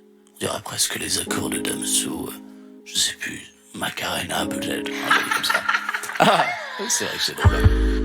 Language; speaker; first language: French; native; French